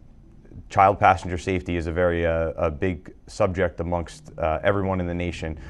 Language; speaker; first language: English; native; English